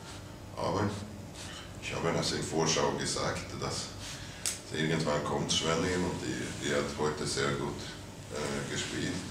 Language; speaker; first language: German; non-native, fluent; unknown